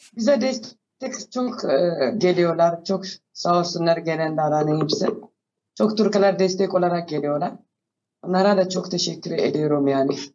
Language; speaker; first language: Turkish; non-native, learner; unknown